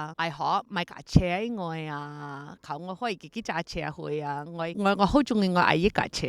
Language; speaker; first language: Cantonese; early bilingual, heritage; Cantonese